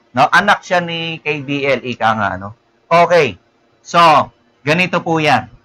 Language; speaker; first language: English; non-native, local second language; Filipino